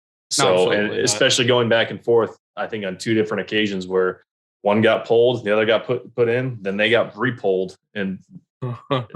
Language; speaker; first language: English; native; English